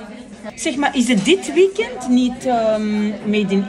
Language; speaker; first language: Dutch; non-native, fluent; French